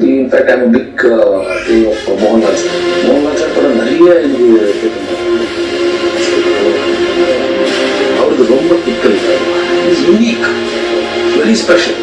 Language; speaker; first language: Tamil; non-native, learner; Telugu